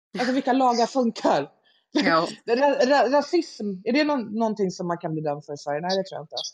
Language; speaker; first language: Swedish; native; Swedish